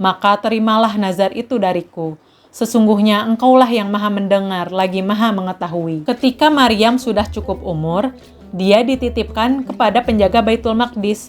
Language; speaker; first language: Indonesian; native; Indonesian